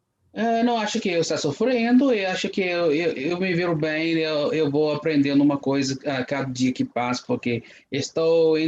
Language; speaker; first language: Portuguese; non-native, fluent; English